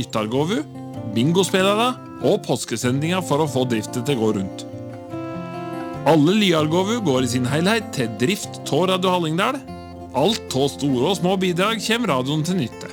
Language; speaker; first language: Norwegian; native; Norwegian